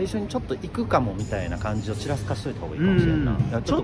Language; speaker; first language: Japanese; native; Japanese